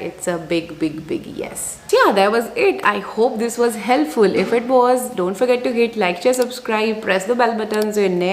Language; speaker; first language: English; non-native, local second language; Hindi